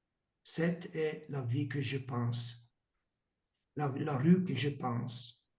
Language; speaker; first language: French; non-native, learner; Italian